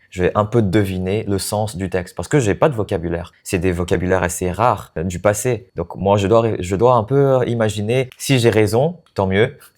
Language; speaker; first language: French; non-native, fluent; Chinese